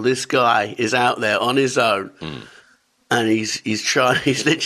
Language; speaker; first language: English; native; English